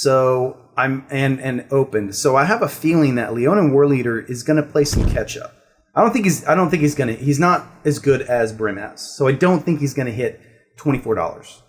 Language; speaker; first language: English; native; English